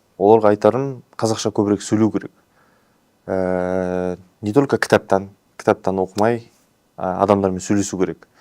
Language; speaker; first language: Kazakh; non-native, local second language; Uyghur